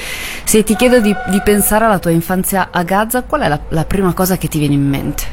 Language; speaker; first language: Italian; native; Italian